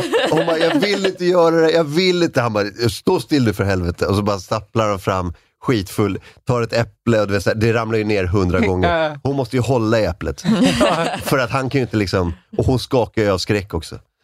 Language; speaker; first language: Swedish; native; Swedish